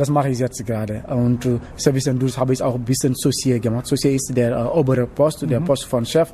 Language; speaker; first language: German; non-native, learner; Wolof